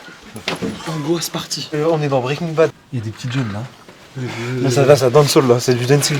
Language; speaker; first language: French; native; French